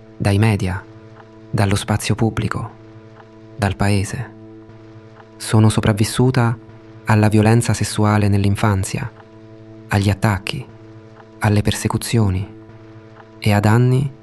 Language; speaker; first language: Italian; non-native, fluent; Russian